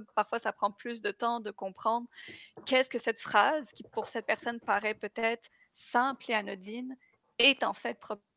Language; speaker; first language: French; native; French